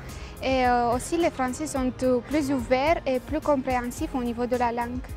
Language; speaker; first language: French; non-native, fluent; Romanian